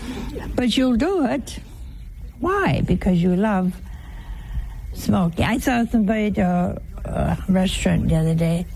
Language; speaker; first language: English; native; English